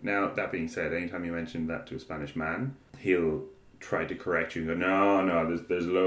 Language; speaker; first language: English; native; English